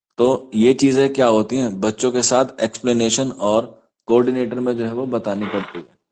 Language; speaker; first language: Urdu; native; Urdu